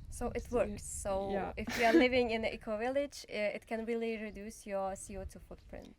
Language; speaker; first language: English; non-native, fluent; Ukrainian